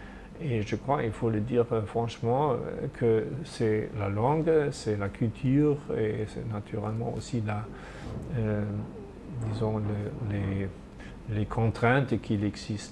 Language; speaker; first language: French; non-native, fluent; German